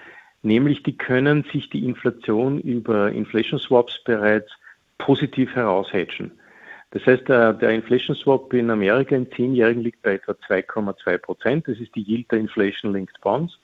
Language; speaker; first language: German; native; German